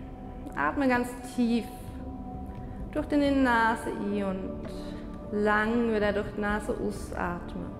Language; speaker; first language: German; non-native, fluent; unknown